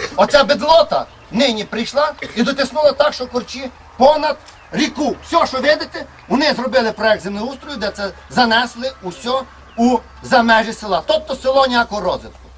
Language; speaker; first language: Ukrainian; native; Ukrainian